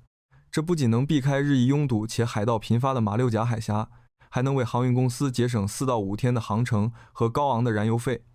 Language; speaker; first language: Chinese; native; Chinese